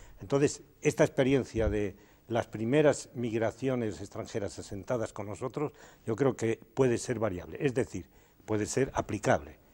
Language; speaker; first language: Spanish; native; Spanish